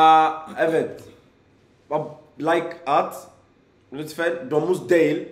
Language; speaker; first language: Turkish; non-native, learner; English